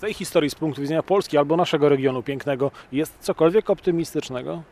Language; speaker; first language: Polish; native; Polish